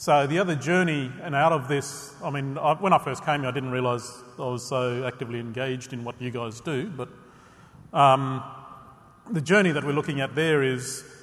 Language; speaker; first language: English; native; English